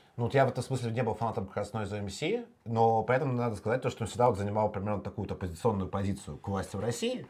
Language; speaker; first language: Russian; native; Russian